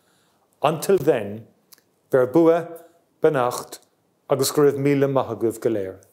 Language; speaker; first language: Irish; non-native, local second language; English